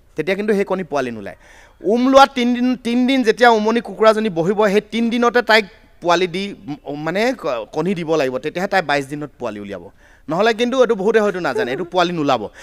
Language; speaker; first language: Assamese; native; Assamese